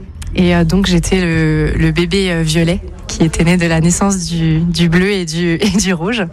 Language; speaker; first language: French; native; French